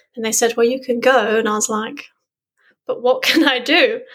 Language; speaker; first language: English; native; English